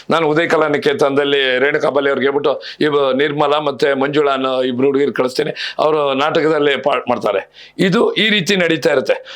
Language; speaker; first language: Kannada; native; Kannada